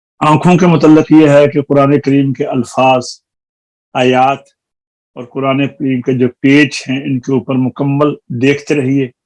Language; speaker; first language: Urdu; native; Urdu